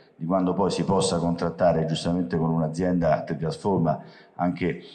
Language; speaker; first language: Italian; native; Italian